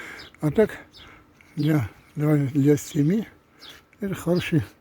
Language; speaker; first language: Russian; non-native, fluent; Armenian